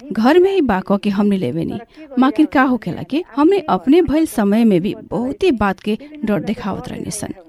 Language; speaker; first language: Bhojpuri; non-native, local second language; Nepali